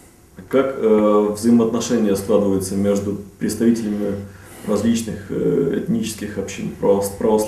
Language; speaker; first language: Russian; native; Russian